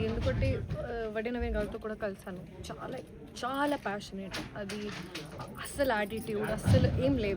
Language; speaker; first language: Telugu; non-native, fluent; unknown